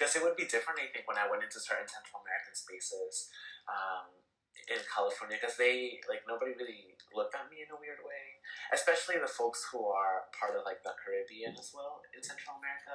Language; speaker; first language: English; early bilingual, other home language; Spanish